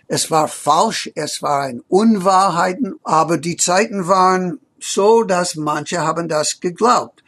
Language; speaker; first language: German; non-native, fluent; English